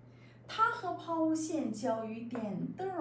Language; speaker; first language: Chinese; native; Chinese